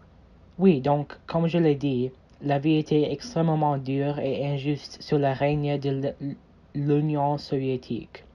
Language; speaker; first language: French; non-native, learner; English